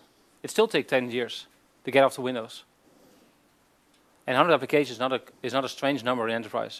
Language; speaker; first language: English; non-native, fluent; Dutch